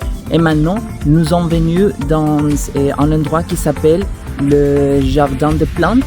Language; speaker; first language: French; non-native, learner; Spanish